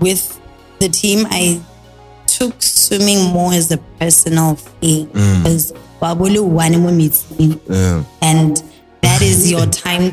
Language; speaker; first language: English; non-native, local second language; Tswana